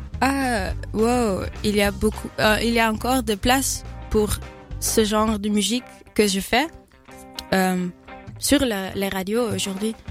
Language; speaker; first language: French; non-native, fluent; Dutch